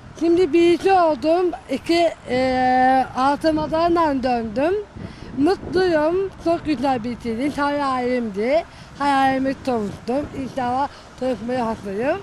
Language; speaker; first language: Turkish; native; Turkish